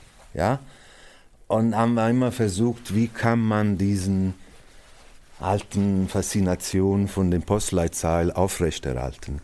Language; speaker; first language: German; non-native, fluent; Italian